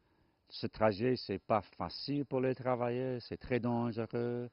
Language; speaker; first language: French; non-native, fluent; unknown